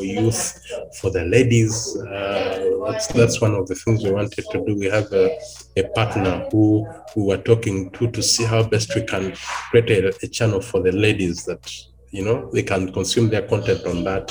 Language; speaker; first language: English; non-native, local second language; Ganda